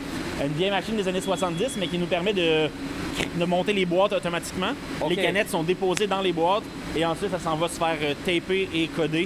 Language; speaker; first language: French; native; French